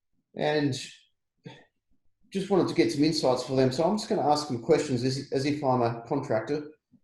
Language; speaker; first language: English; native; English